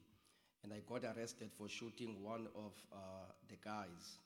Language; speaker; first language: English; non-native, local second language; Xhosa